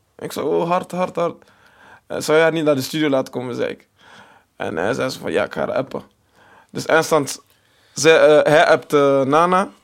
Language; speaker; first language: Dutch; native; Dutch